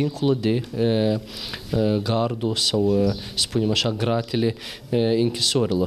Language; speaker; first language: Romanian; native; Romanian